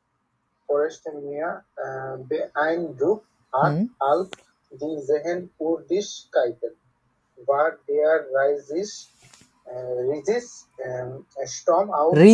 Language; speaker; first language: German; non-native, learner; Bangla